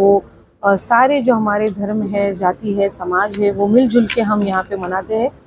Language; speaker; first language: Hindi; non-native, local second language; Marathi